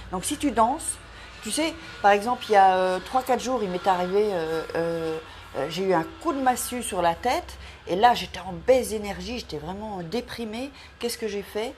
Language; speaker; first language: French; native; French